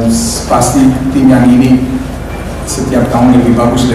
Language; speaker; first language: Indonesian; non-native, fluent; Serbian